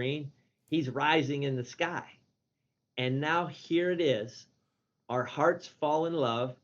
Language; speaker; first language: English; native; English